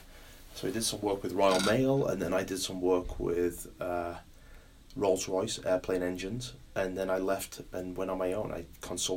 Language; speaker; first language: English; native; English